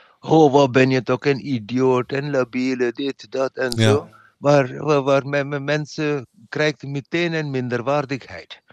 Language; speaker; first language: Dutch; non-native, learner; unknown